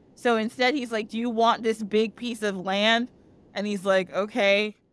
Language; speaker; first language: English; native; English